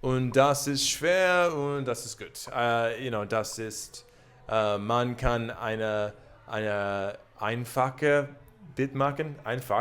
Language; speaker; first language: German; non-native, learner; English